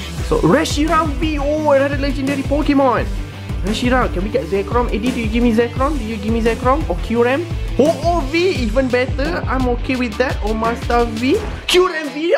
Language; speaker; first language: English; non-native, local second language; Malay